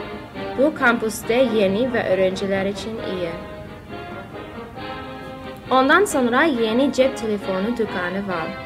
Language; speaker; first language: Turkish; non-native, learner; English